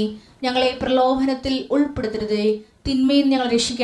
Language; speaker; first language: Malayalam; native; Malayalam